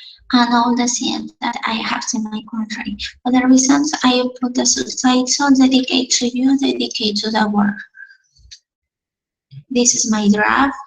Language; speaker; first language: English; non-native, learner; Spanish